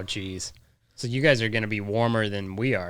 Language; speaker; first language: English; native; English